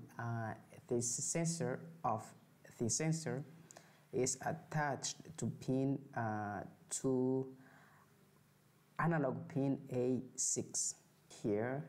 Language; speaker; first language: English; non-native, fluent; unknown